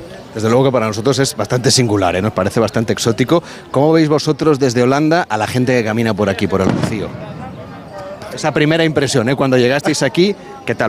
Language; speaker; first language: Spanish; native; Spanish